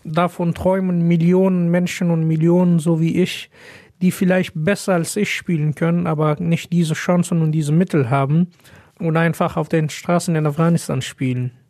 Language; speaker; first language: German; non-native, fluent; Pashto